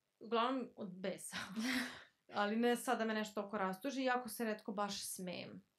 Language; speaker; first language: Croatian; early bilingual, heritage; Serbian